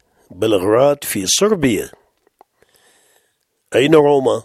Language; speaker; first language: Arabic; non-native, fluent; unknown